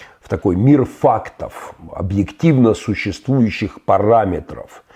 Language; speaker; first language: Russian; native; Russian